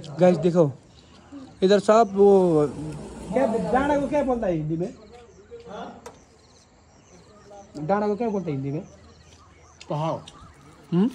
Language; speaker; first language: Hindi; non-native, learner; Nepali